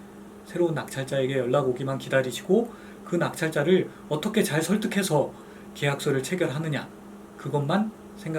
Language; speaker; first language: Korean; native; Korean